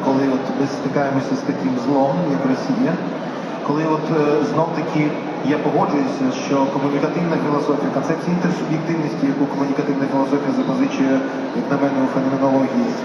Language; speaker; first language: Ukrainian; native; Ukrainian